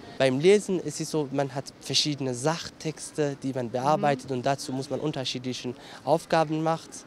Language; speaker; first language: German; non-native, fluent; Kurdish